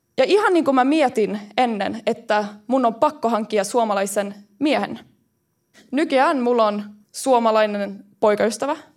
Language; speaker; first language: Finnish; early bilingual, heritage; Finnish